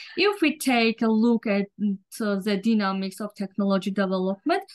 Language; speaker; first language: English; non-native, learner; Georgian